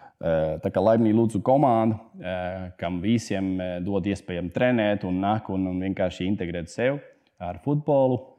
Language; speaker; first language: Latvian; non-native, fluent; Spanish